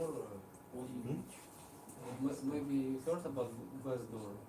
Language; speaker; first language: English; non-native, learner; Russian